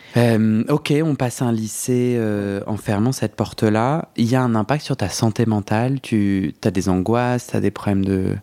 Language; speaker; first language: French; native; French